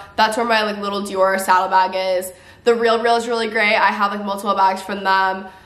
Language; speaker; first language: English; native; English